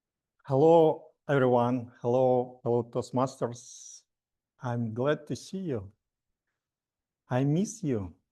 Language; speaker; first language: English; non-native, fluent; Russian